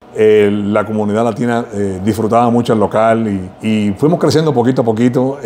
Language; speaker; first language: Spanish; native; Spanish